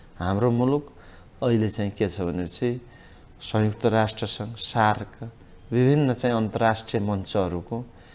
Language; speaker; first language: Nepali; native; Nepali